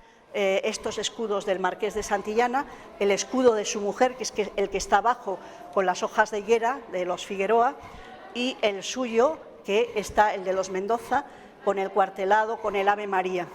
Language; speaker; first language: Spanish; native; Spanish